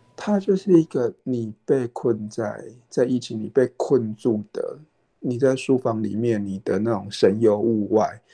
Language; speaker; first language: Chinese; native; Chinese